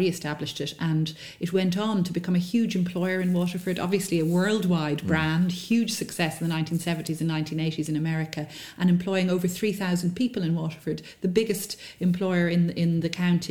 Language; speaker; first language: English; native; English